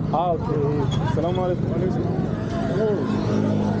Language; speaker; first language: French; non-native, learner; English